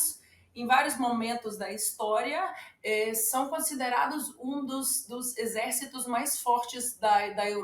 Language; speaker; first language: Portuguese; non-native, fluent; Ukrainian